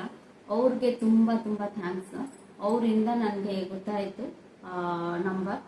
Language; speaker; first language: Kannada; non-native, local second language; Odia